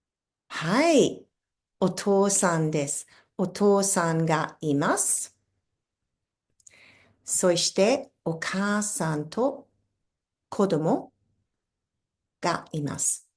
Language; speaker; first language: Japanese; non-native, fluent; English